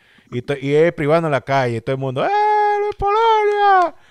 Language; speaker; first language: Spanish; native; Spanish